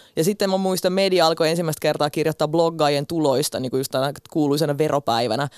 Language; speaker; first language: Finnish; early bilingual, other home language; Russian